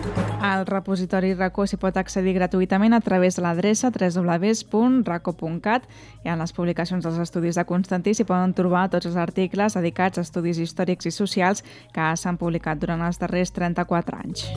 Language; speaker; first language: Catalan; native; Catalan